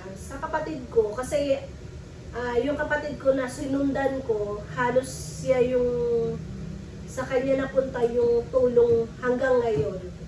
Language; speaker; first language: Filipino; native; Filipino